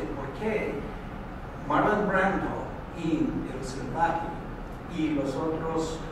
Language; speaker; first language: Spanish; non-native, fluent; English